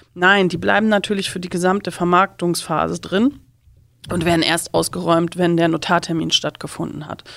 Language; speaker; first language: German; native; German